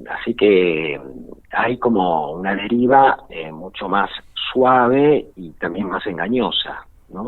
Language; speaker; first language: Spanish; native; Spanish